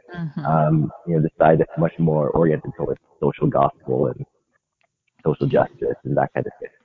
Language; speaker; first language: English; non-native, local second language; Filipino